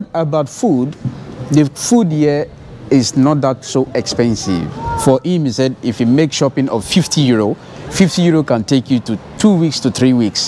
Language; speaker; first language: English; non-native, fluent; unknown